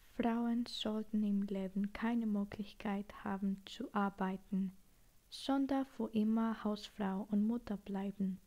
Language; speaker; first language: German; non-native, learner; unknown